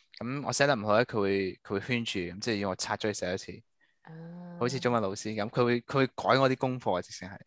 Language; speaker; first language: Cantonese; early bilingual, heritage; Cantonese